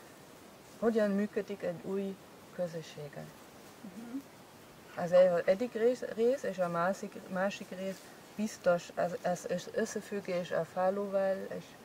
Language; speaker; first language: Hungarian; non-native, learner; German